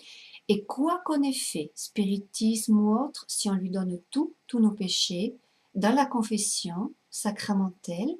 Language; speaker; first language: French; native; French